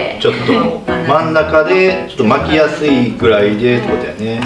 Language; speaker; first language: Japanese; native; Japanese